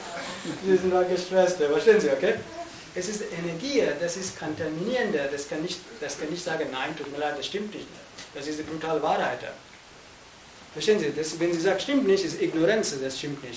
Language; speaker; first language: German; non-native, fluent; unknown